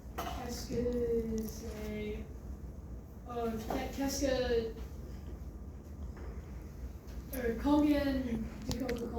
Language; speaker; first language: French; non-native, learner; English